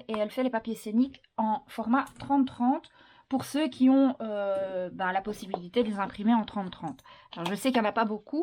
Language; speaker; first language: French; native; French